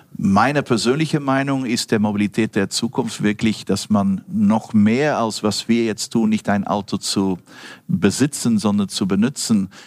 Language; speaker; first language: German; non-native, fluent; Dutch